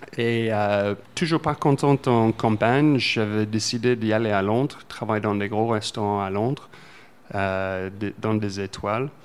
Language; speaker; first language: French; non-native, fluent; English